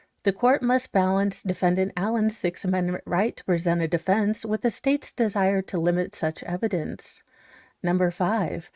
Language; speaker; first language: English; native; English